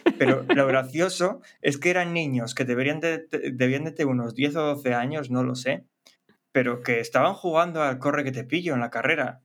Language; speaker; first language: Spanish; native; Spanish